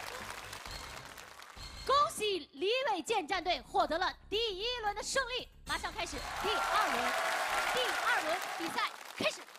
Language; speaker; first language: Chinese; native; Chinese